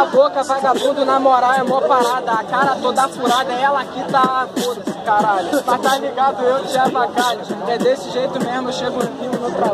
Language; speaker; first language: Portuguese; native; Portuguese